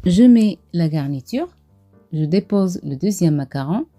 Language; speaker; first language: French; non-native, local second language; Arabic